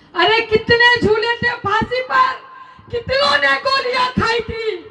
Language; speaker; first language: Hindi; non-native, local second language; Marathi